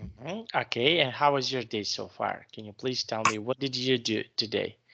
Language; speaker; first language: English; non-native, fluent; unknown